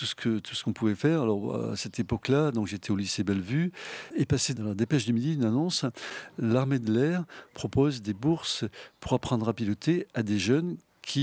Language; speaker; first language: French; native; French